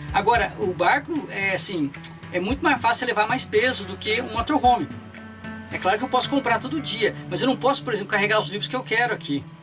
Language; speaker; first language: Portuguese; native; Portuguese